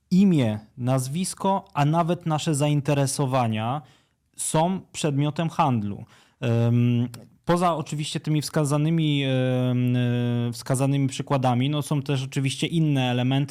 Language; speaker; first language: Polish; native; Polish